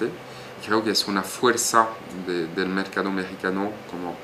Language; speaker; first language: Spanish; non-native, fluent; French